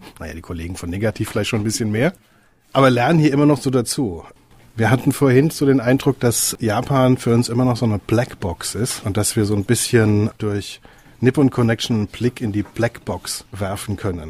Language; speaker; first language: German; native; German